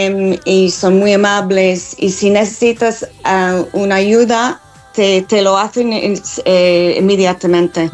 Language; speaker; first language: Spanish; non-native, fluent; English